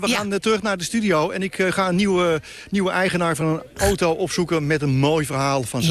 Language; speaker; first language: Dutch; native; Dutch